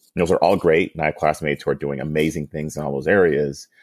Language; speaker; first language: English; early bilingual, other home language; Yoruba